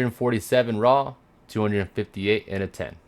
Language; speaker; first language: English; native; English